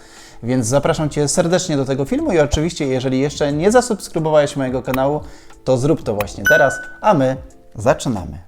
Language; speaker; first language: Polish; native; Polish